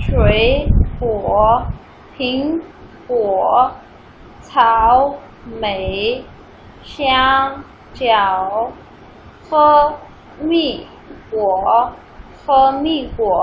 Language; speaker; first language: Chinese; non-native, fluent; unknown